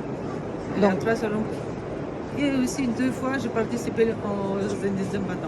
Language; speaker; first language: French; non-native, fluent; Romanian